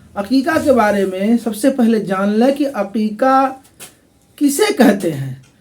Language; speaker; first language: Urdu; native; Urdu